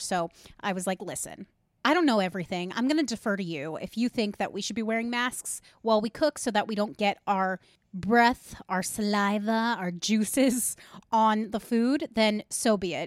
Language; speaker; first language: English; native; English